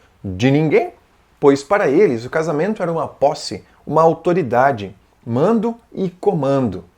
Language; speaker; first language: Portuguese; native; Portuguese